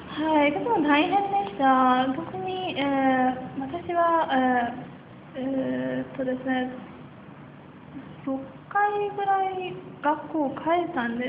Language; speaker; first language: Japanese; non-native, learner; Persian